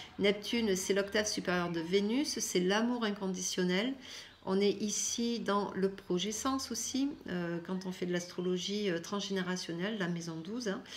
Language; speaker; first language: French; non-native, fluent; Persian